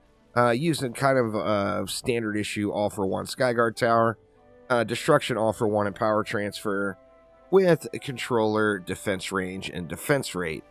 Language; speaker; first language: English; native; English